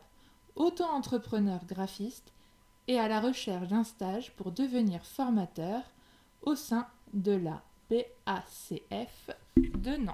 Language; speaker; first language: French; native; French